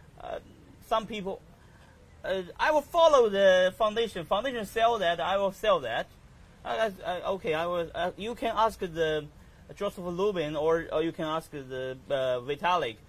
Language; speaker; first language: English; non-native, learner; Chinese